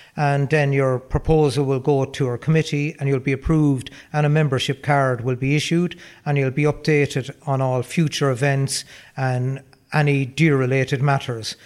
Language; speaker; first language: English; native; English